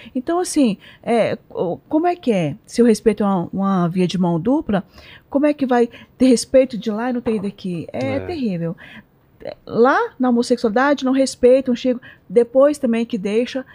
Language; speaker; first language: Portuguese; native; Portuguese